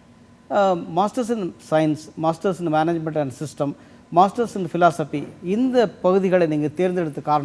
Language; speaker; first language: Tamil; native; Tamil